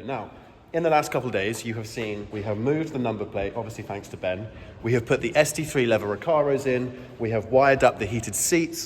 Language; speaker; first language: English; native; English